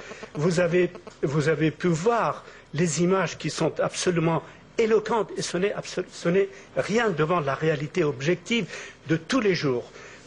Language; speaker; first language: French; native; French